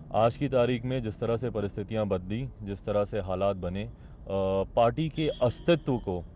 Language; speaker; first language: Hindi; native; Hindi